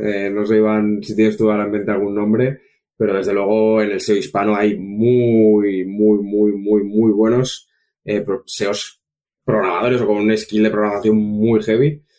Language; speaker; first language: Spanish; native; Spanish